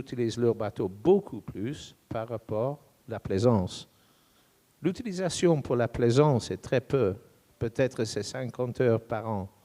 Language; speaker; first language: French; non-native, fluent; English